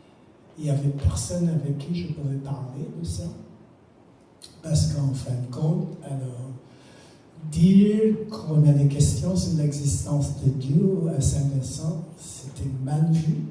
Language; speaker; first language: French; non-native, fluent; English